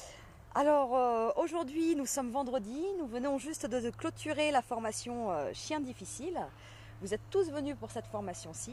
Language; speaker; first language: French; native; French